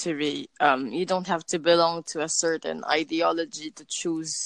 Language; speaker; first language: English; non-native, local second language; Filipino